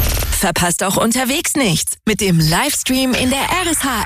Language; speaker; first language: German; native; German